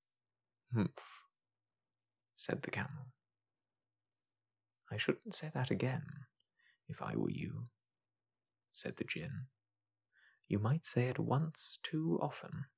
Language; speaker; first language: English; native; English